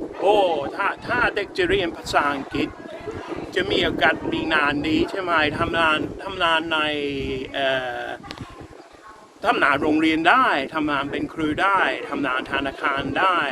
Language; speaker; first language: Thai; non-native, learner; English